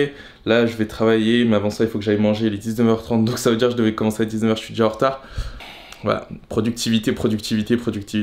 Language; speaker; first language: French; native; French